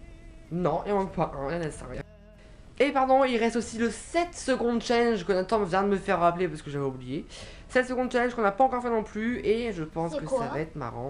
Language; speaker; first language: French; native; French